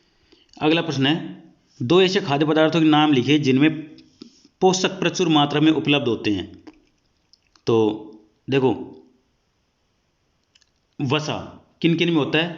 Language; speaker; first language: Hindi; native; Hindi